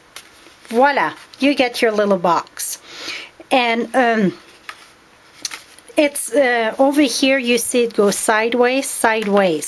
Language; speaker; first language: English; non-native, fluent; French